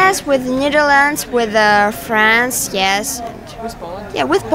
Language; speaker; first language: English; non-native, learner; Russian